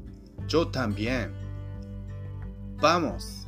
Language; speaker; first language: Spanish; non-native, fluent; Japanese